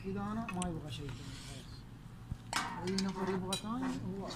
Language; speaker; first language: Arabic; native; Arabic